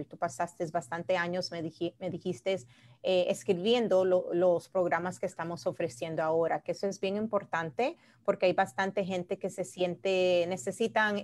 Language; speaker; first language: Spanish; early bilingual, heritage; Spanish